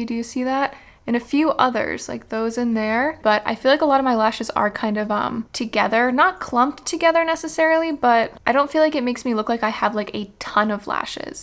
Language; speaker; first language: English; native; English